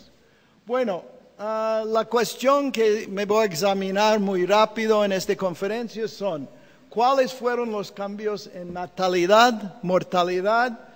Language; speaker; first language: Spanish; non-native, fluent; English